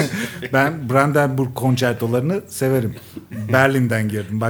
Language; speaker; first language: Turkish; native; Turkish